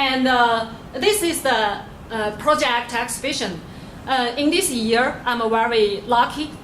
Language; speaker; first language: English; non-native, learner; Chinese